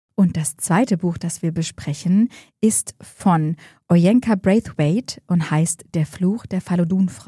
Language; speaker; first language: German; native; German